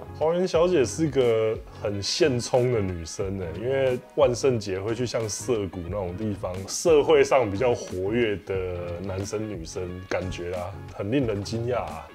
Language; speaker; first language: Chinese; native; Chinese